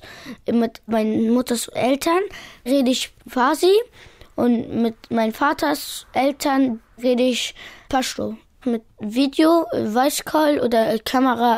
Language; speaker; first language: German; early bilingual, other home language; Pashto